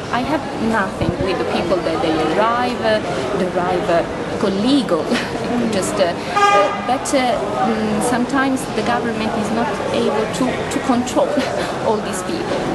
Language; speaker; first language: English; non-native, fluent; Italian